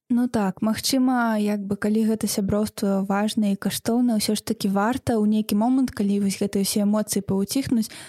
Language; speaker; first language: Belarusian; non-native, local second language; Russian